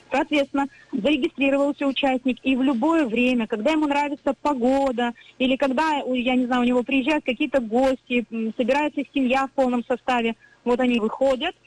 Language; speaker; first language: Russian; native; Russian